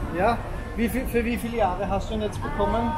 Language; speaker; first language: German; native; German